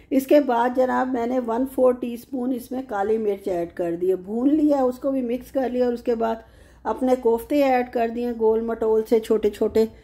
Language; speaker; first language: Urdu; native; Urdu